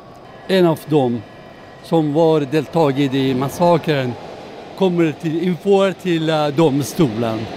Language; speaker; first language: Swedish; non-native, learner; Persian